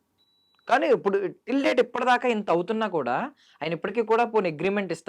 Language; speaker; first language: Telugu; native; Telugu